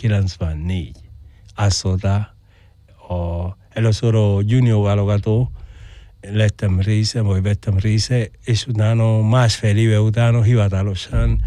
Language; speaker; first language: Hungarian; non-native, fluent; Spanish